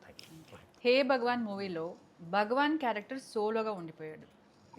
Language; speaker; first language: Telugu; non-native, local second language; Kannada